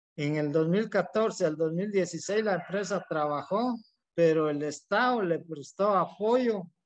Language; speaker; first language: Spanish; native; Spanish